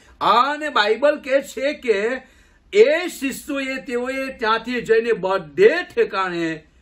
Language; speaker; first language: Gujarati; non-native, local second language; Gamit